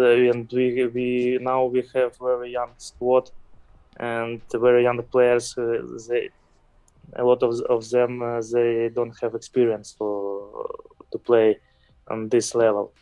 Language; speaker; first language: English; non-native, fluent; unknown